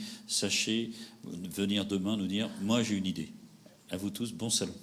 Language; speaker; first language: French; native; French